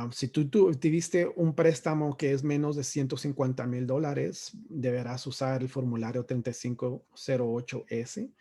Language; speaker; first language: Spanish; native; Spanish